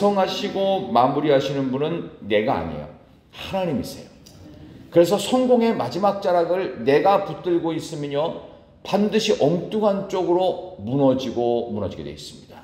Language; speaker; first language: Korean; native; Korean